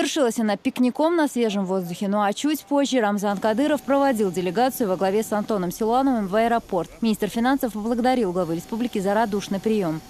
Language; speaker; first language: Russian; native; Russian